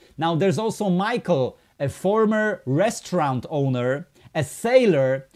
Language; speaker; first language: English; non-native, fluent; Polish